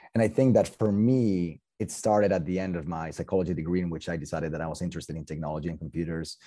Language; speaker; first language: English; non-native, fluent; Spanish